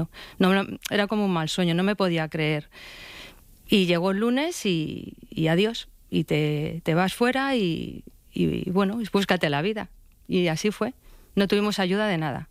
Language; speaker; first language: Spanish; native; Spanish